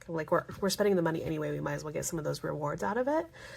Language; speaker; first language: English; native; English